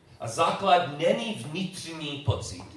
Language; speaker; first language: Czech; non-native, learner; English